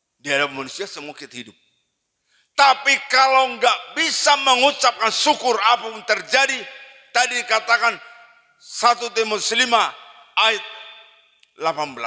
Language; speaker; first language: Indonesian; non-native, local second language; Batak Toba